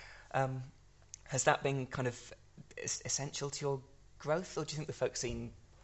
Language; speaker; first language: English; native; English